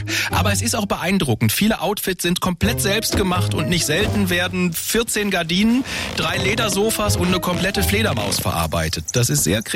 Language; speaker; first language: German; native; German